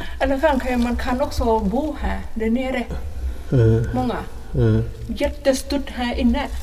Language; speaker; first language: Swedish; non-native, learner; Thai